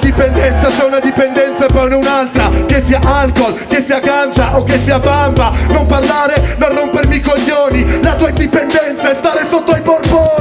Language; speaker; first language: Italian; native; Italian